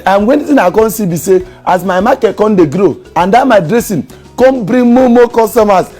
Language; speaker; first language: Nigerian Pidgin; non-native, local second language; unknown